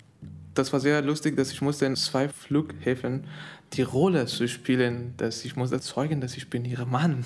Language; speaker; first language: German; non-native, fluent; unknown